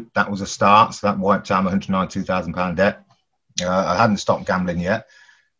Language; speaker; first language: English; native; English